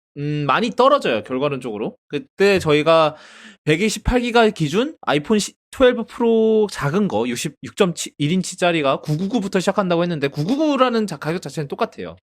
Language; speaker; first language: Korean; native; Korean